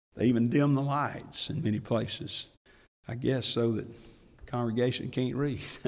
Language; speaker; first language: English; native; English